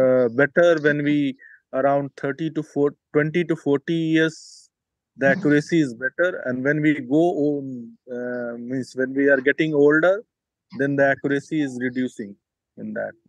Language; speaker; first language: English; non-native, local second language; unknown